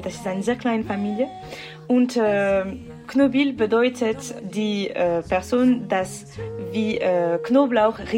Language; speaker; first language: German; non-native, local second language; French